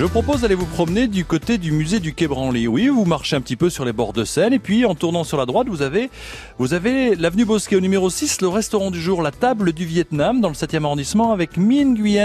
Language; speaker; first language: French; native; French